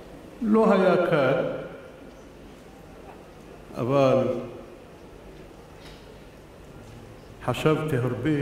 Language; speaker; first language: Hebrew; non-native, local second language; Arabic